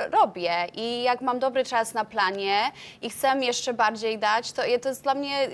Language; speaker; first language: Polish; early bilingual, heritage; Polish